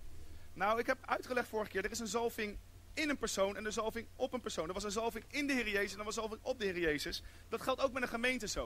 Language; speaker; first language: Dutch; native; Dutch